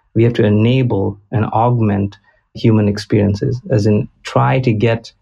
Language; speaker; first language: English; non-native, local second language; Konkani